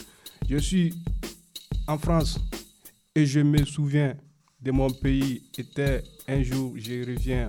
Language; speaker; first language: French; non-native, learner; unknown